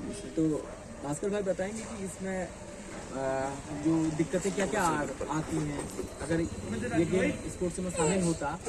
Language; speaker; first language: Hindi; native; Hindi